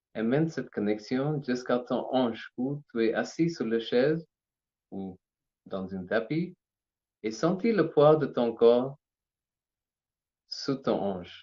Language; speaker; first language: French; non-native, learner; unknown